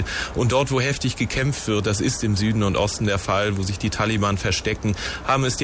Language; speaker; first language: German; native; German